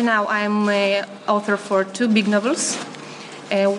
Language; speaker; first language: English; non-native, fluent; Romanian